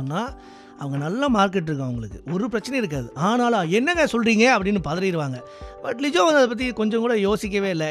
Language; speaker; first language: Tamil; native; Tamil